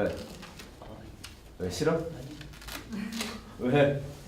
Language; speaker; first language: Korean; native; Korean